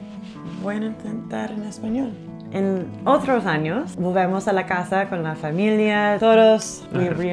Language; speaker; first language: Spanish; non-native, learner; English